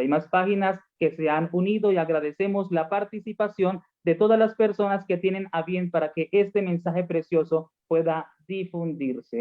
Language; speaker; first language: Spanish; native; Spanish